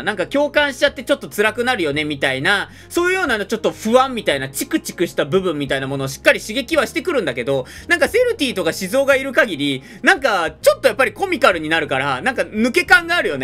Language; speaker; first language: Japanese; native; Japanese